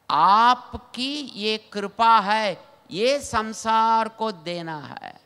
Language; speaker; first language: Hindi; non-native, local second language; Telugu